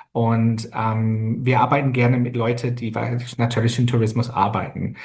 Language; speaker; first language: German; non-native, fluent; English